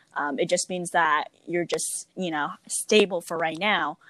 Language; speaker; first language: English; native; English